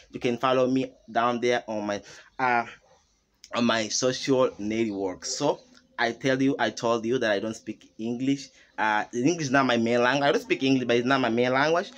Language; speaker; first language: English; non-native, learner; Makhuwa